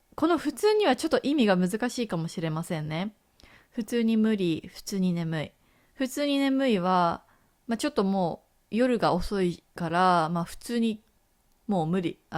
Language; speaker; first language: Japanese; native; Japanese